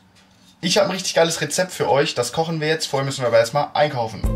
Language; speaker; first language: German; native; German